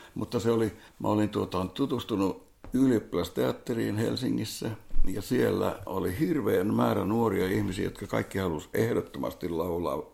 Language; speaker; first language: Finnish; non-native, local second language; Swedish